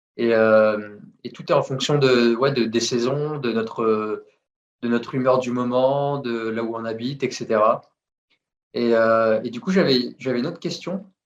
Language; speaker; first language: French; native; French